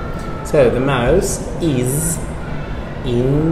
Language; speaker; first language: English; non-native, fluent; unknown